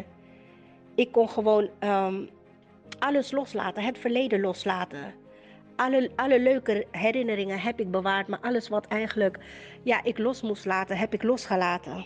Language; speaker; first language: Dutch; native; Dutch